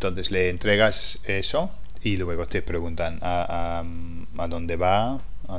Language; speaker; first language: Spanish; non-native, fluent; English